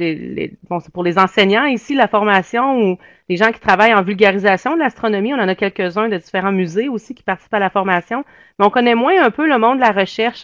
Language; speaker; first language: French; native; French